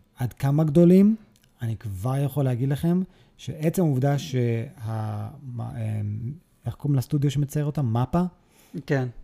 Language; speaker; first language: Hebrew; early bilingual, other home language; English